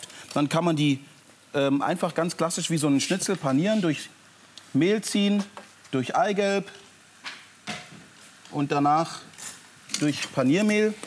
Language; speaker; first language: German; native; German